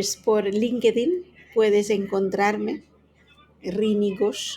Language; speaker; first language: Spanish; non-native, fluent; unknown